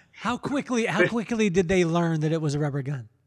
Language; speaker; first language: English; native; English